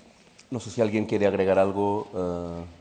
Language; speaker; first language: Spanish; native; Spanish